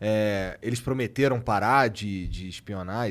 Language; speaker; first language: Portuguese; native; Portuguese